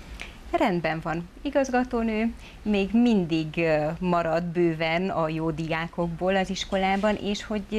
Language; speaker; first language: Hungarian; native; Hungarian